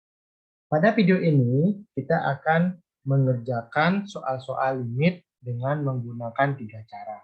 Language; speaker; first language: Indonesian; native; Indonesian